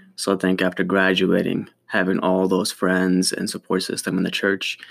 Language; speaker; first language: English; early bilingual, other home language; Ukrainian